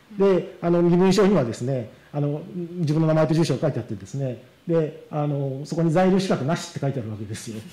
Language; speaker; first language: Japanese; native; Japanese